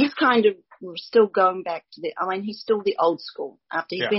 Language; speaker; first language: English; native; English